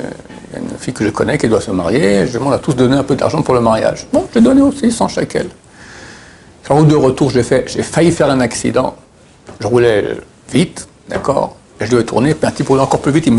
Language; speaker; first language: French; native; French